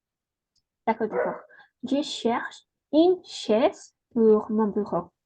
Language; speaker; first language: French; non-native, learner; Spanish